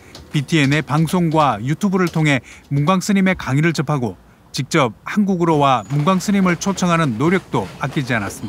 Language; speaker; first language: Korean; native; Korean